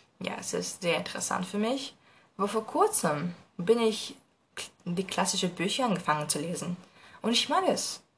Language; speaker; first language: German; non-native, learner; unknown